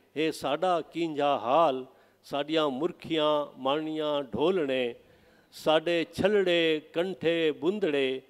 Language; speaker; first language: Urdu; non-native, local second language; Saraiki